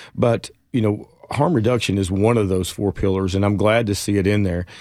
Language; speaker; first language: English; native; English